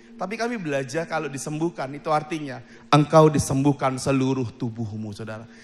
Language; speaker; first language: Indonesian; native; Indonesian